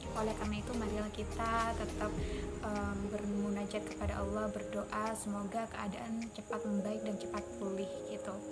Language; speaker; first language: Indonesian; non-native, local second language; Madurese